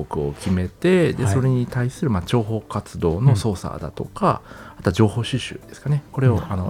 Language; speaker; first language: Japanese; native; Japanese